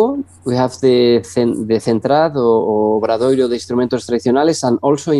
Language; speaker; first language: English; non-native, learner; Spanish